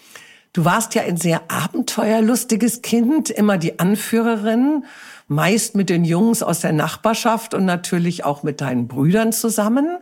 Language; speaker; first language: German; native; German